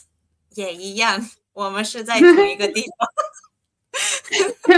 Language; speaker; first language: Chinese; non-native, fluent; Spanish